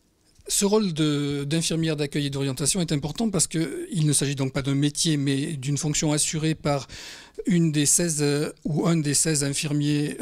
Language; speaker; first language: French; native; French